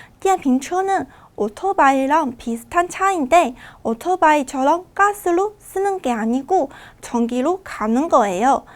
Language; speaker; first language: Korean; non-native, fluent; Chinese